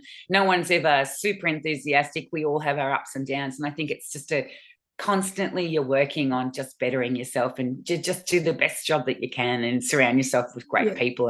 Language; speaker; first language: English; native; English